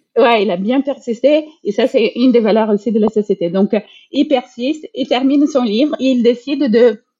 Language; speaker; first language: French; non-native, fluent; Portuguese